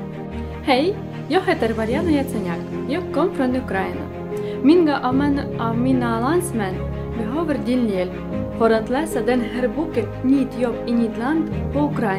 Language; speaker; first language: Swedish; non-native, fluent; Ukrainian